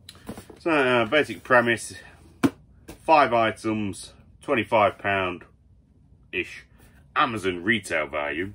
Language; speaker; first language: English; native; English